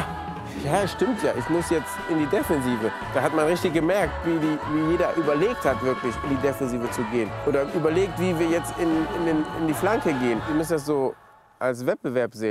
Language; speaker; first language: German; native; German